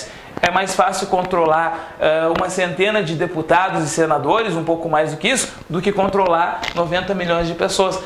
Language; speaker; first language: Portuguese; native; Portuguese